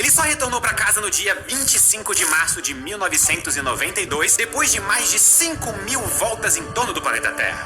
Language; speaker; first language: Portuguese; native; Portuguese